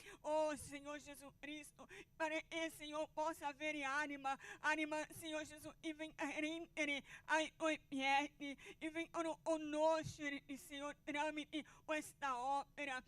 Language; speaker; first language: Italian; non-native, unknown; Portuguese